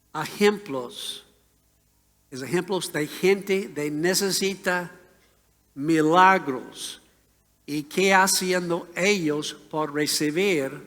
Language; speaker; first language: Spanish; non-native, learner; English